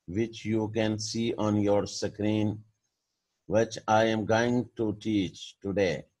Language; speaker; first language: English; non-native, local second language; Urdu